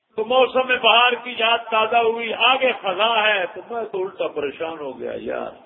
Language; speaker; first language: Urdu; non-native, local second language; Punjabi